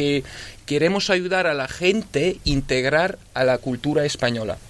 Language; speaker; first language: Spanish; early bilingual, other home language; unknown